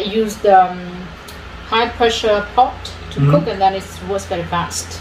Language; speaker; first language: English; non-native, fluent; Vietnamese